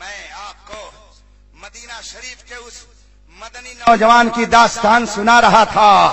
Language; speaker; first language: Urdu; native; Urdu